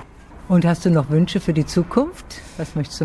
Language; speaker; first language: German; native; German